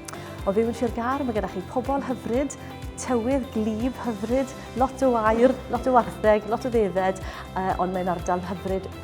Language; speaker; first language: Welsh; native; Welsh